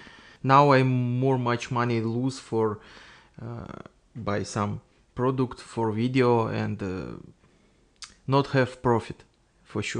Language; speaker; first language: English; non-native, learner; Russian